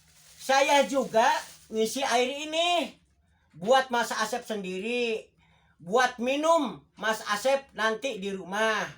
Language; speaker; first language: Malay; non-native, local second language; Javanese